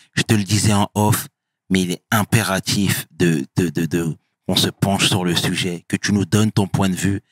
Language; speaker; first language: French; native; French